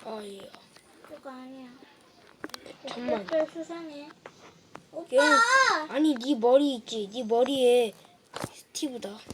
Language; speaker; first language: Korean; native; Korean